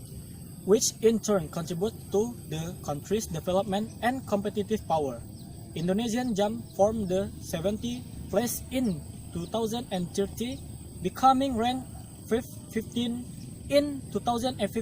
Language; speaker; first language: English; non-native, learner; Indonesian